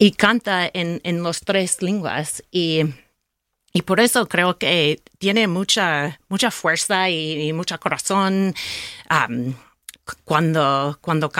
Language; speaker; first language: Spanish; non-native, learner; English